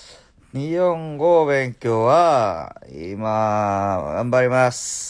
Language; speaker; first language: Japanese; non-native, learner; Korean